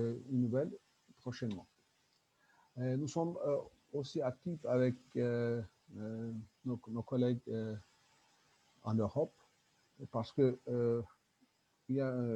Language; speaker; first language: French; non-native, learner; Turkish